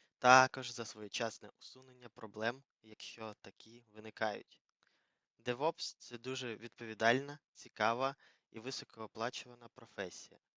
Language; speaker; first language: Ukrainian; native; Ukrainian